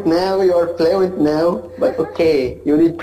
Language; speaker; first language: English; non-native, learner; Arabic